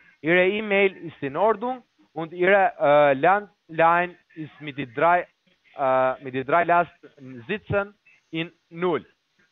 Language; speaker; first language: German; non-native, learner; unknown